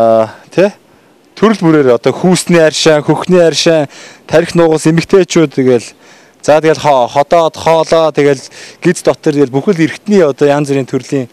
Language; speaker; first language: Mongolian; native; Mongolian